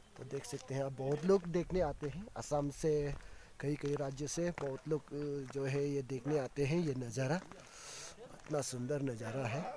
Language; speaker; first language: Hindi; non-native, local second language; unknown